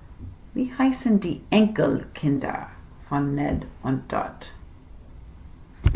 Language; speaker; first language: German; non-native, fluent; English